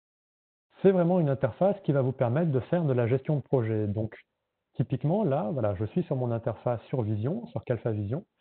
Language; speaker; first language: French; native; French